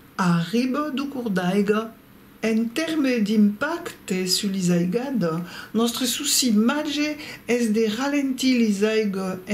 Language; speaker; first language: Occitan; non-native, local second language; French